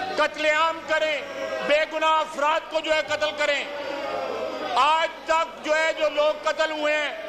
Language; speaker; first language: Urdu; native; Urdu